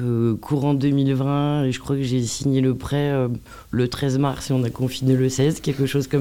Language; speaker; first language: French; native; French